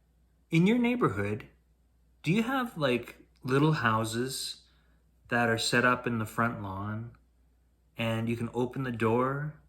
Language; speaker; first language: English; native; English